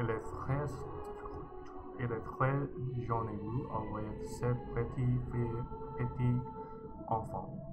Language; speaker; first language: French; non-native, learner; Chinese